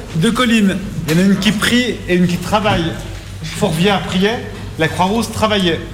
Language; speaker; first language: French; native; French